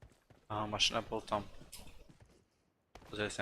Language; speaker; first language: Russian; non-native, local second language; Tajik